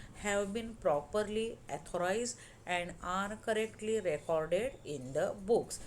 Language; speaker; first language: English; non-native, local second language; Marathi